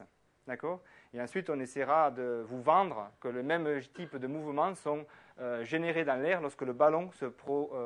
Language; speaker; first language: French; native; French